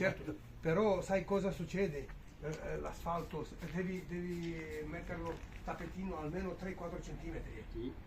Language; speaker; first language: Italian; non-native, local second language; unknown